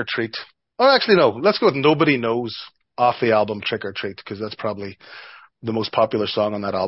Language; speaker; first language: English; native; English